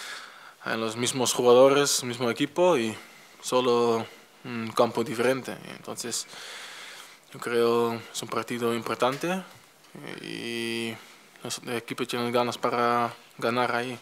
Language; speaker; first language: Spanish; non-native, fluent; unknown